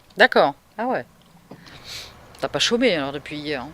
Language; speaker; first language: French; native; French